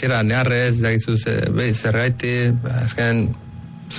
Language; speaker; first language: Basque; early bilingual, other home language; Arabic